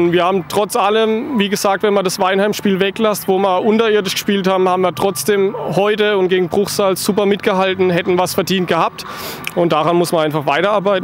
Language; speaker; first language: German; native; German